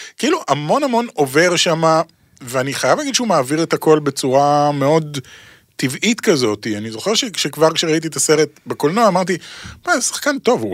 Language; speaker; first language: Hebrew; native; Hebrew